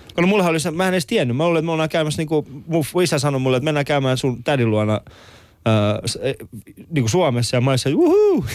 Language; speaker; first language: Finnish; early bilingual, other home language; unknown